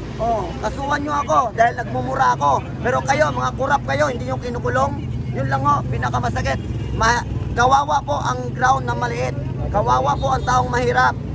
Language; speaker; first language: Filipino; native; Filipino